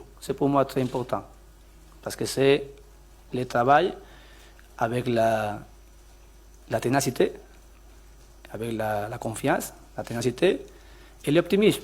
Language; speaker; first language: French; non-native, learner; Spanish